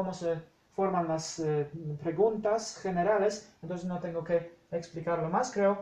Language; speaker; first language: Spanish; non-native, fluent; Polish